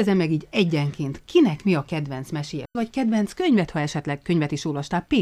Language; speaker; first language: Hungarian; native; Hungarian